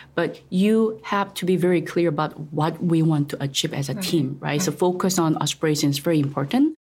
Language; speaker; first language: English; non-native, fluent; Korean